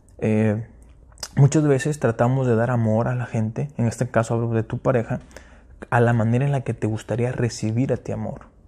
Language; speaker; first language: Spanish; early bilingual, heritage; Spanish